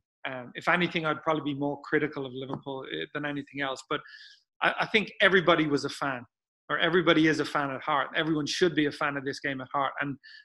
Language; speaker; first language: English; native; English